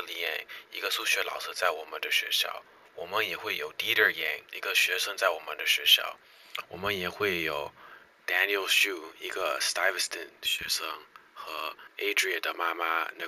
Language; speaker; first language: Chinese; non-native, learner; English